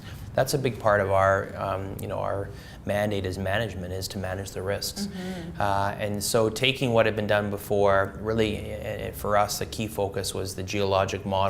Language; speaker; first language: English; native; English